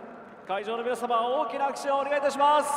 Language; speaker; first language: Japanese; native; Japanese